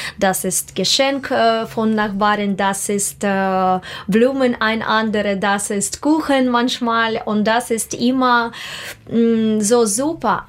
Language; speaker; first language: German; non-native, learner; Russian